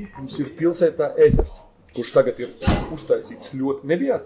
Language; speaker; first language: Latvian; native; Latvian